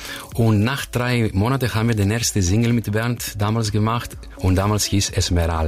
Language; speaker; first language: German; non-native, fluent; Greek